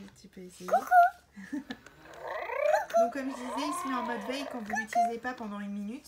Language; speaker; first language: French; native; French